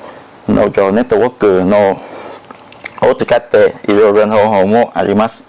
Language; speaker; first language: Japanese; non-native, learner; Thai